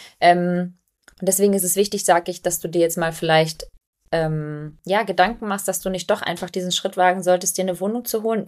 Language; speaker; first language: German; early bilingual, other home language; Albanian